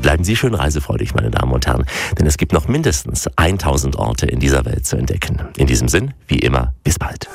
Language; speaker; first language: German; native; German